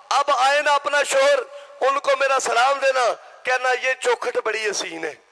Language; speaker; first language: Urdu; native; Urdu